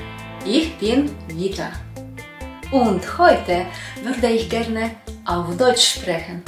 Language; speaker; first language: German; non-native, learner; Russian